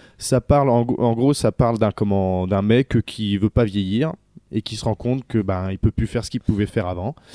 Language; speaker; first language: French; native; French